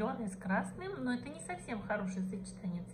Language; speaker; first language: Russian; native; Russian